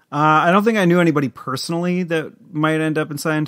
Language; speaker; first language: English; native; English